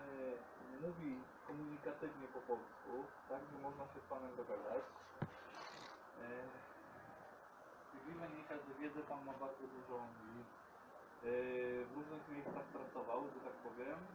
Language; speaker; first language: Polish; native; Polish